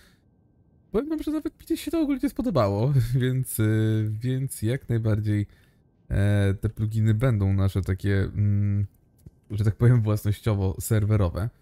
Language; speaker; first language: Polish; native; Polish